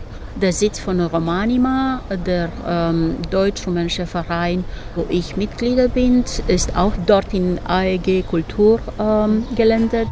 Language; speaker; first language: German; non-native, fluent; Romanian